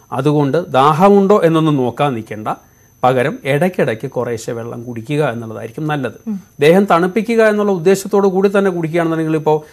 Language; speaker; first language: Malayalam; native; Malayalam